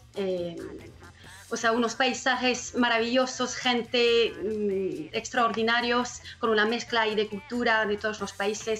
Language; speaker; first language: Spanish; non-native, fluent; French